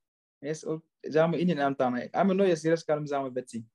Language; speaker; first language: Armenian; non-native, learner; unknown